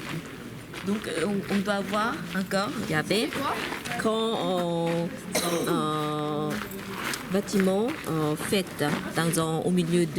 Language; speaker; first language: French; non-native, learner; Korean